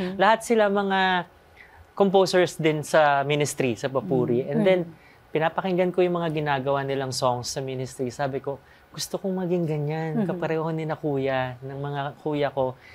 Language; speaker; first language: Filipino; native; Filipino